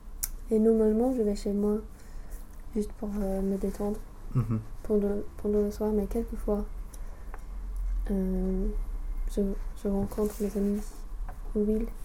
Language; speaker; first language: French; non-native, fluent; English